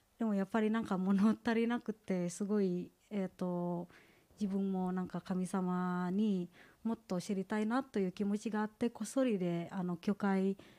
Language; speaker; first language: Japanese; non-native, fluent; Indonesian